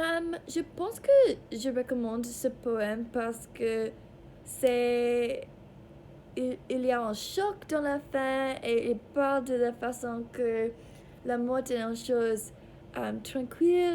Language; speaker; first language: French; non-native, learner; English